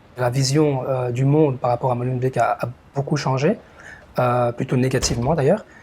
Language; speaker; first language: French; native; French